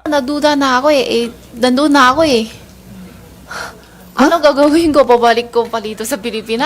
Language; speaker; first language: Filipino; non-native, learner; Chinese